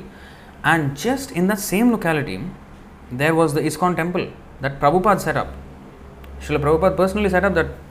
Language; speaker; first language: English; non-native, local second language; Telugu